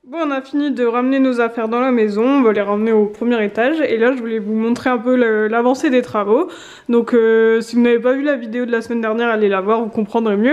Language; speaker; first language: French; native; French